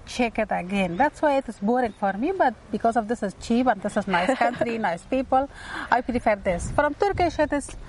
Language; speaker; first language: English; non-native, learner; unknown